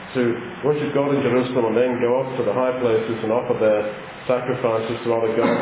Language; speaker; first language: English; native; English